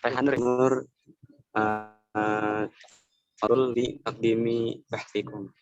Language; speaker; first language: Arabic; non-native, learner; Indonesian